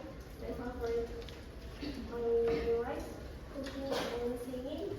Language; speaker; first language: English; non-native, learner; Indonesian